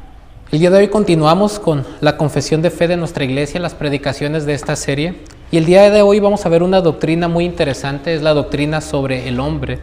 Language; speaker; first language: Spanish; native; Spanish